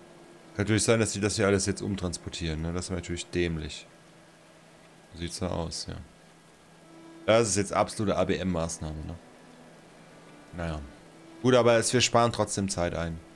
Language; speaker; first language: German; native; German